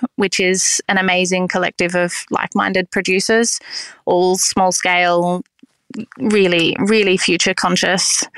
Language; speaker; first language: English; native; English